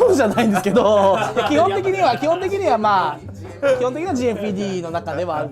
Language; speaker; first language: Japanese; native; Japanese